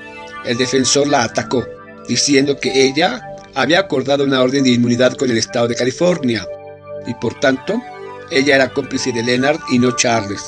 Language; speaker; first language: Spanish; native; Spanish